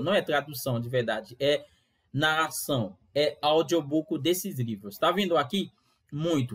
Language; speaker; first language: Portuguese; non-native, fluent; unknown